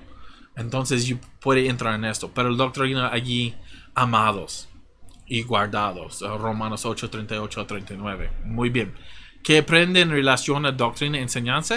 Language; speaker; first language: Spanish; non-native, fluent; English